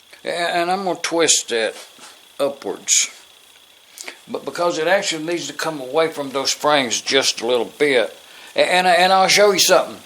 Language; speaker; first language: English; native; English